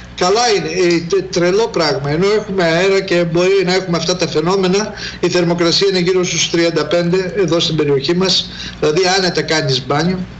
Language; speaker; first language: Greek; native; Greek